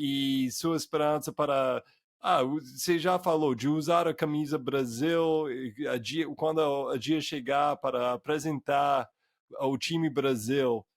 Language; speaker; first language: Portuguese; non-native, fluent; English